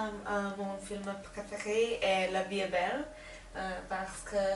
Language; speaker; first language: French; non-native, learner; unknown